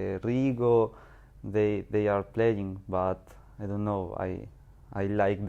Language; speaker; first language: English; non-native, learner; Spanish